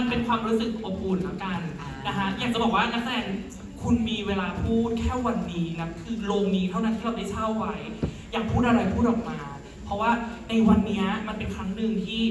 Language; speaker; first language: Thai; native; Thai